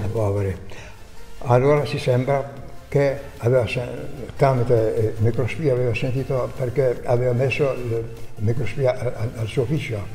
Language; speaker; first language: Italian; non-native, fluent; Albanian